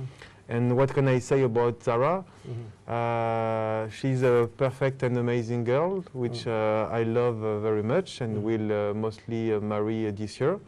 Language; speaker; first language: English; non-native, fluent; French